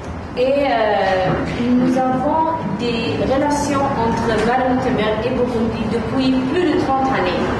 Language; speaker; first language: French; non-native, fluent; German